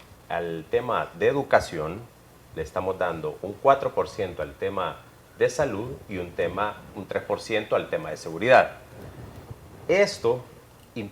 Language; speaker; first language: Spanish; native; Spanish